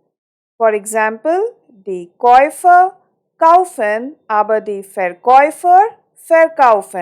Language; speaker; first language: German; non-native, fluent; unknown